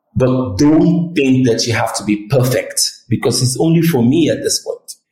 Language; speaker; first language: English; non-native, local second language; Yoruba